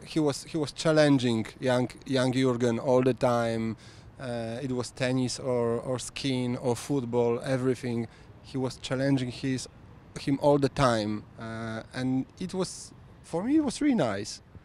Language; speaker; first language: English; non-native, fluent; Polish